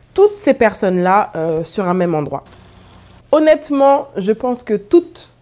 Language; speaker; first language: French; native; French